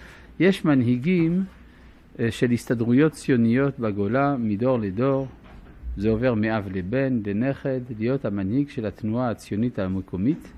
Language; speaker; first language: Hebrew; non-native, fluent; French